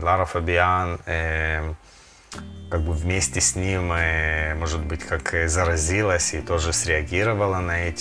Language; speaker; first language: Russian; early bilingual, heritage; Russian